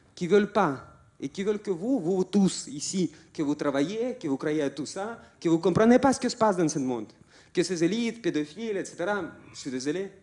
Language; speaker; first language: French; non-native, fluent; Russian